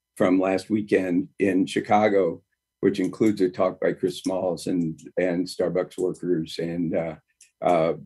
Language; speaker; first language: English; native; English